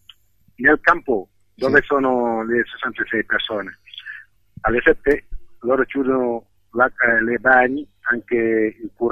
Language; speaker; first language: Italian; non-native, fluent; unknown